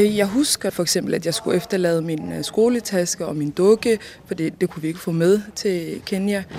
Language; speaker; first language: Danish; early bilingual, other home language; Somali